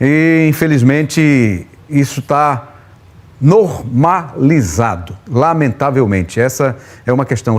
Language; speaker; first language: Portuguese; native; Portuguese